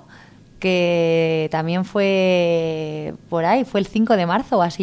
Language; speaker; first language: Spanish; native; Spanish